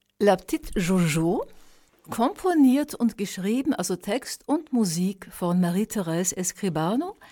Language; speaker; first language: German; native; German